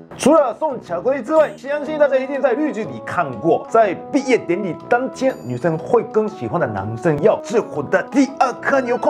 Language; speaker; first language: Chinese; non-native, fluent; Japanese